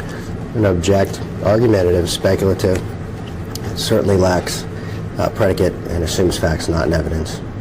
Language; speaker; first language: English; native; English